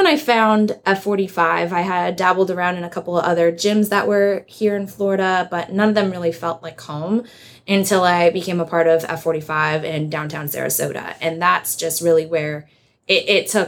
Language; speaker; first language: English; native; English